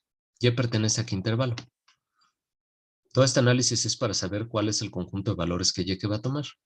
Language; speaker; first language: Spanish; native; Spanish